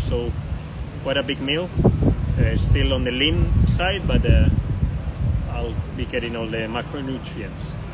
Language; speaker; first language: English; non-native, fluent; Spanish